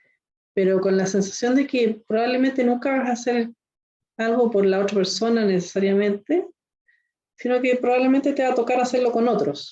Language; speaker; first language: Spanish; native; Spanish